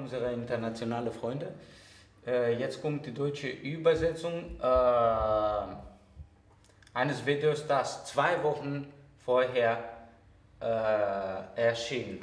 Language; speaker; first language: German; non-native, fluent; Greek